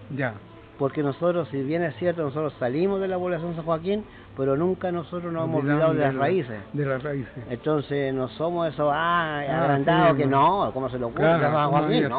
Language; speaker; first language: Spanish; native; Spanish